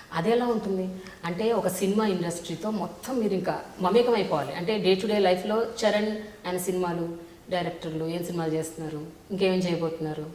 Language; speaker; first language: Telugu; native; Telugu